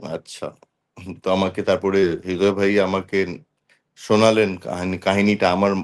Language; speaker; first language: Bangla; non-native, local second language; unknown